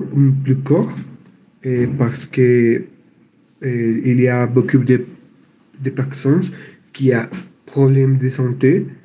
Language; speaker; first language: French; non-native, learner; Spanish